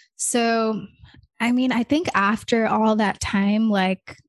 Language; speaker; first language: English; native; English